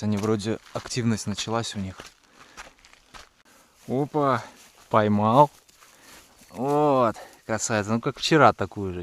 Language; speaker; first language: Russian; native; Russian